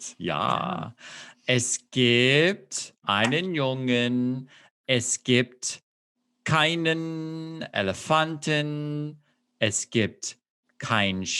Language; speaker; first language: German; non-native, fluent; English